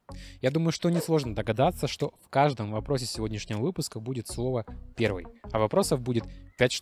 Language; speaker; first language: Russian; native; Russian